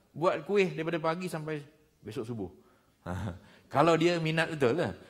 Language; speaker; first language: Malay; native; Malay